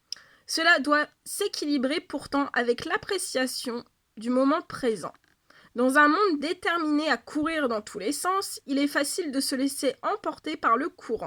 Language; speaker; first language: French; native; French